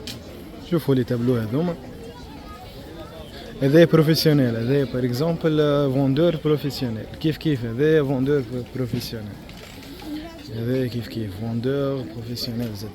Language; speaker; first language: Arabic; native; Arabic